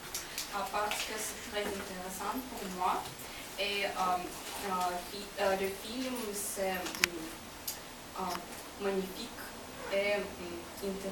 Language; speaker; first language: French; non-native, learner; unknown